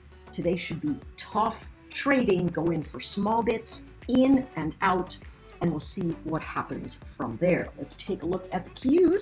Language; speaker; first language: English; native; English